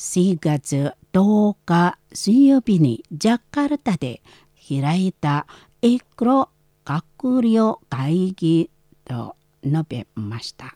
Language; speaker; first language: Japanese; non-native, fluent; Indonesian